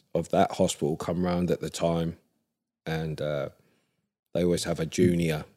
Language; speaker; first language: English; native; English